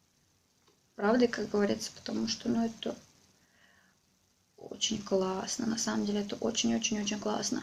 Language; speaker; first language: Russian; native; Russian